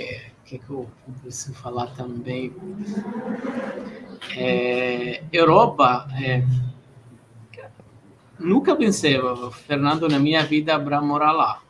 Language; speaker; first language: Portuguese; non-native, fluent; Arabic